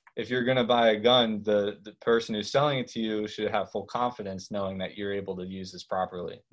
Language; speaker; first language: English; native; English